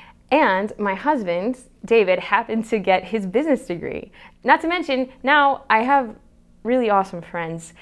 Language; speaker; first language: English; native; English